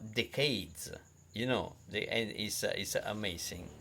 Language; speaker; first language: English; non-native, fluent; Italian